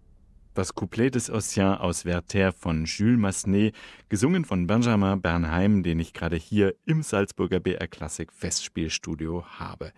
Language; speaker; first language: German; native; German